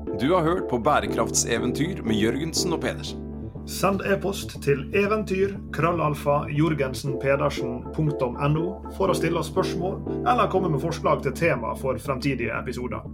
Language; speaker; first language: Norwegian; native; Norwegian